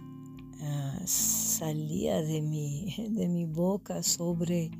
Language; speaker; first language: Spanish; non-native, fluent; English